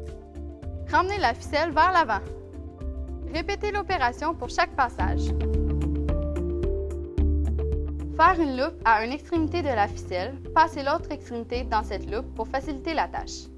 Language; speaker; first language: French; native; French